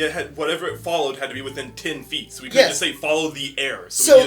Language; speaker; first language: English; native; English